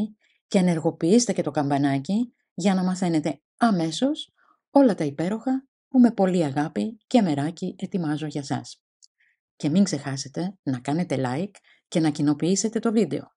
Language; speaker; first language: Greek; native; Greek